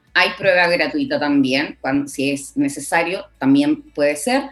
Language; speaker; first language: Spanish; native; Spanish